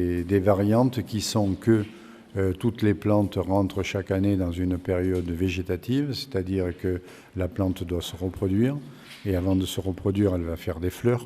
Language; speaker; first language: French; native; French